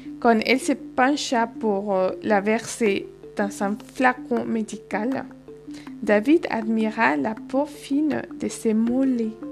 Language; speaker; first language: French; non-native, fluent; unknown